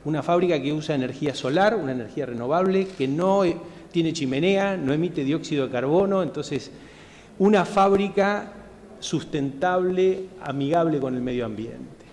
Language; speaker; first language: Spanish; native; Spanish